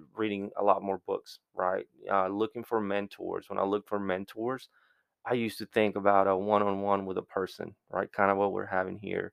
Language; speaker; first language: English; early bilingual, other home language; Spanish